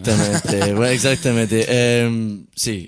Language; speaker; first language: Spanish; non-native, learner; English